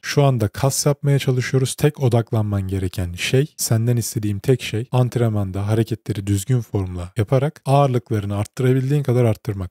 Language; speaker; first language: Turkish; native; Turkish